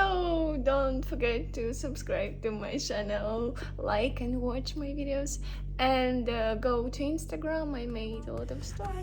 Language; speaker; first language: English; non-native, learner; Russian